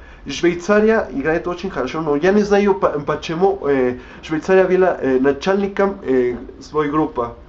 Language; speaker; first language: Russian; non-native, learner; Spanish